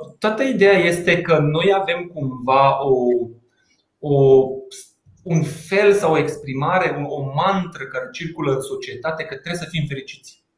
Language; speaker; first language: Romanian; non-native, local second language; Hungarian